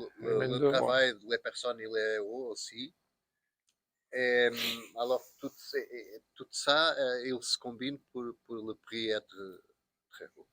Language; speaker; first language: French; non-native, learner; Portuguese